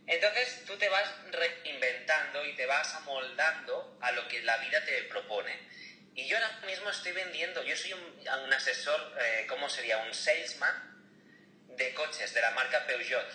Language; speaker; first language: Spanish; native; Spanish